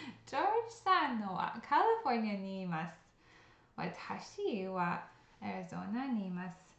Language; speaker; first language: Japanese; non-native, learner; English